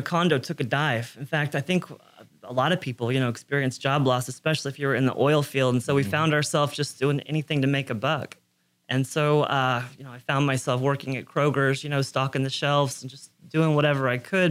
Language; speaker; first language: English; native; English